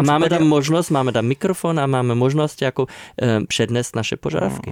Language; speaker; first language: Czech; non-native, fluent; German